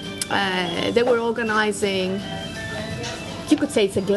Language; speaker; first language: English; non-native, fluent; Greek